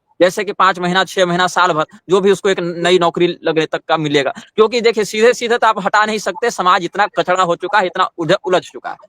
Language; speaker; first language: Hindi; native; Hindi